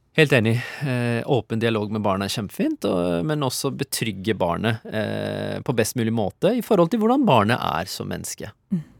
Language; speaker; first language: Norwegian; early bilingual, other home language; Urdu